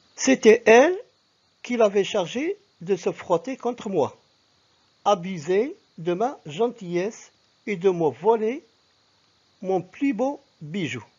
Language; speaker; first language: French; non-native, local second language; Arabic